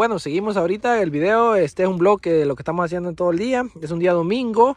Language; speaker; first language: Spanish; native; Spanish